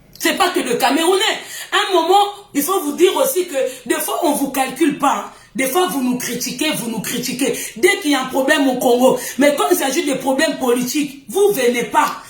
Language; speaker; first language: French; non-native, local second language; Lingala